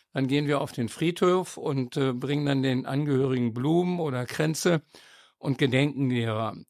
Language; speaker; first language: German; native; German